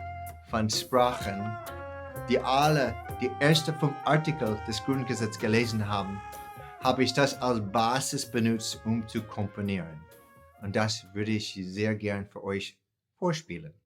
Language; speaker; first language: German; non-native, fluent; English